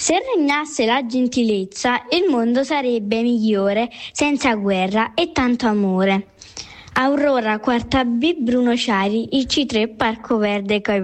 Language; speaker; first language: Italian; native; Italian